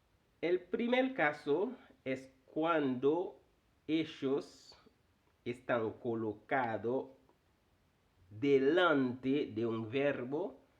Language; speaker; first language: Spanish; non-native, fluent; Haitian Creole